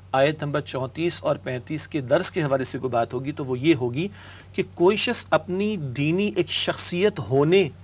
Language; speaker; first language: Urdu; native; Urdu